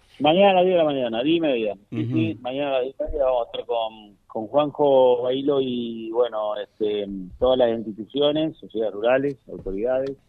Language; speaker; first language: Spanish; native; Spanish